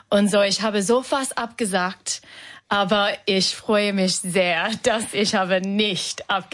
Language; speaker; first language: German; non-native, learner; English